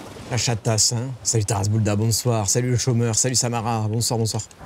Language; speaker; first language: French; native; French